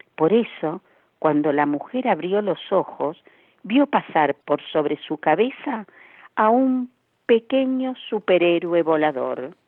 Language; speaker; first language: Spanish; native; Spanish